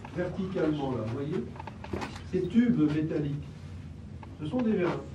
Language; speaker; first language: French; native; French